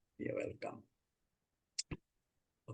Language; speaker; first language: English; non-native, learner; Indonesian